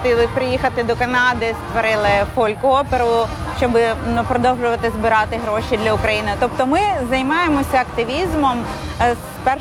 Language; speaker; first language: Ukrainian; native; Ukrainian